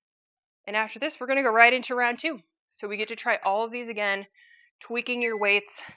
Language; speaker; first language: English; native; English